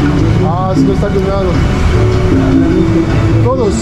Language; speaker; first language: Spanish; non-native, learner; French